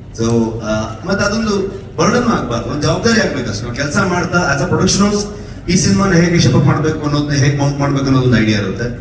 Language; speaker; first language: Kannada; native; Kannada